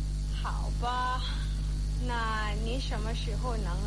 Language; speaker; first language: Chinese; non-native, learner; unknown